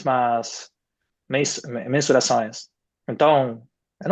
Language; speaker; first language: Portuguese; non-native, fluent; Spanish